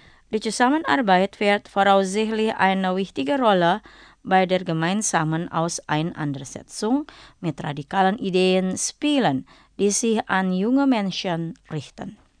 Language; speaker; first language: German; non-native, fluent; Indonesian